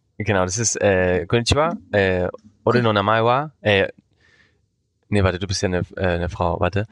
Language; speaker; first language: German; early bilingual, heritage; German